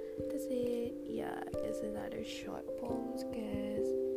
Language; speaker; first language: English; non-native, local second language; Malay